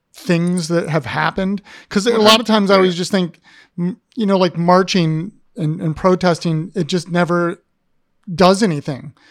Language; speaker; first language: English; native; English